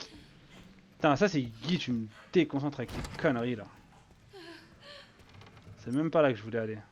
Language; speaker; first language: French; native; French